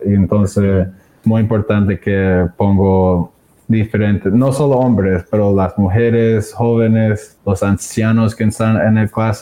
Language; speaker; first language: Spanish; early bilingual, other home language; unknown